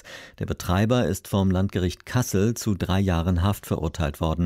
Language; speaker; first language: German; native; German